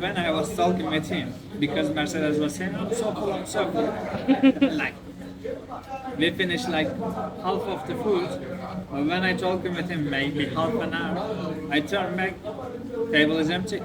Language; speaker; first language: English; non-native, learner; Turkish